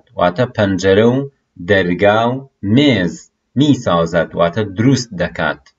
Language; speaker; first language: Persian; non-native, fluent; Central Kurdish